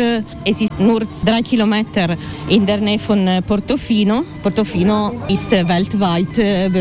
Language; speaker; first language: German; non-native, learner; Italian